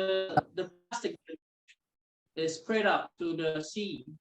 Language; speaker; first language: English; non-native, local second language; Indonesian